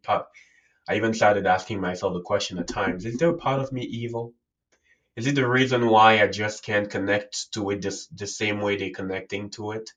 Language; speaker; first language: English; non-native, local second language; French